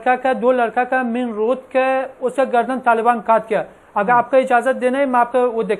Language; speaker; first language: Hindi; non-native, learner; Persian